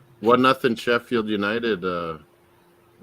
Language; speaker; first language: English; native; English